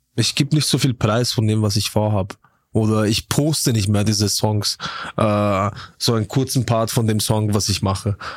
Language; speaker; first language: German; early bilingual, other home language; Turkish